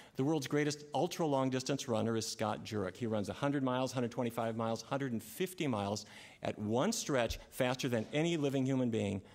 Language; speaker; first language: English; native; English